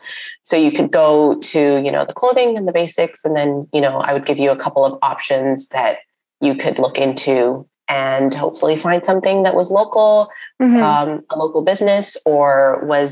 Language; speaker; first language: English; non-native, local second language; Urdu